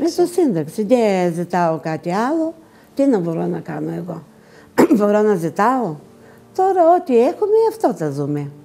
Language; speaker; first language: Greek; non-native, learner; Bulgarian